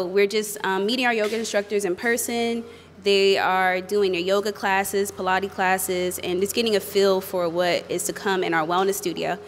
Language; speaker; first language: English; native; English